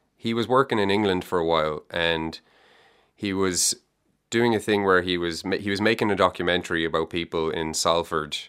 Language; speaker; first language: English; native; English